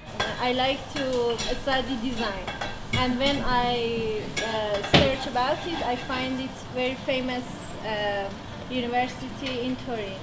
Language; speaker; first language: English; non-native, learner; Persian